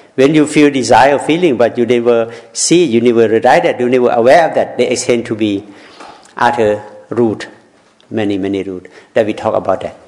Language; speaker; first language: English; non-native, learner; Thai